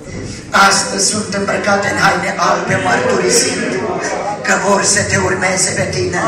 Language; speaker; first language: Romanian; native; Romanian